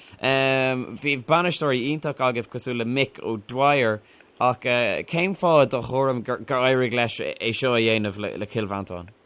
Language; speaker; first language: Irish; non-native, local second language; English